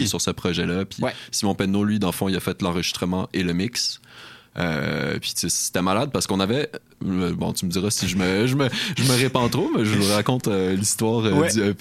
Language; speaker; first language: French; native; French